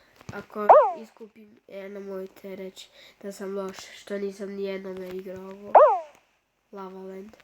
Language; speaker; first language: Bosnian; early bilingual, heritage; Bosnian